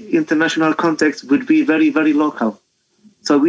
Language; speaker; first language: English; non-native, fluent; Spanish